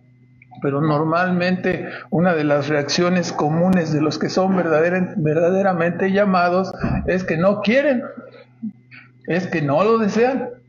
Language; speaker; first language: Spanish; native; Spanish